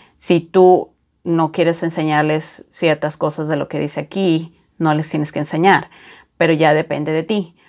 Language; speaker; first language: Spanish; native; Spanish